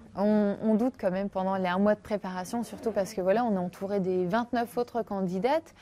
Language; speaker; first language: French; native; French